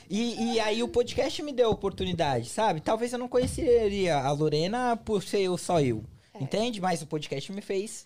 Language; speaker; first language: Portuguese; native; Portuguese